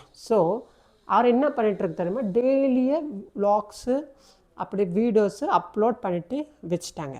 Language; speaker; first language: Tamil; non-native, local second language; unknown